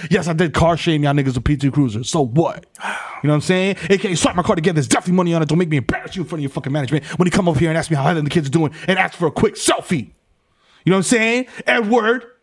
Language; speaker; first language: English; early bilingual, other home language; Spanish